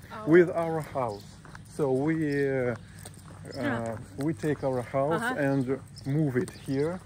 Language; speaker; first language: English; non-native, learner; Russian